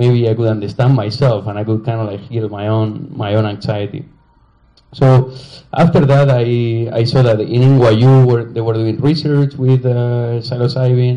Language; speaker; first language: English; non-native, fluent; Spanish